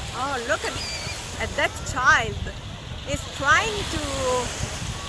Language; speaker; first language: English; non-native, learner; Italian